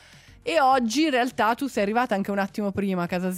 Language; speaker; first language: Italian; native; Italian